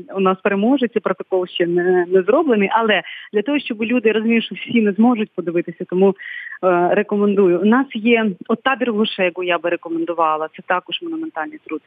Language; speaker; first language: Ukrainian; non-native, local second language; Bulgarian